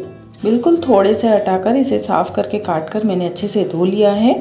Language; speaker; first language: Hindi; native; Hindi